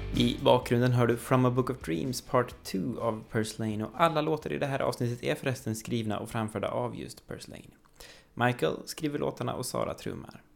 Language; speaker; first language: Swedish; native; Swedish